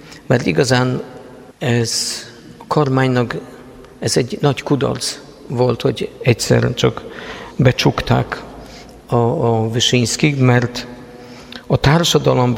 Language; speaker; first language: Hungarian; non-native, fluent; Polish